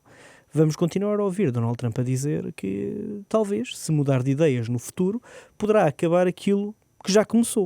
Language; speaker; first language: Portuguese; native; Portuguese